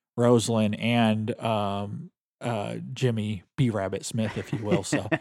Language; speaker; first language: English; native; English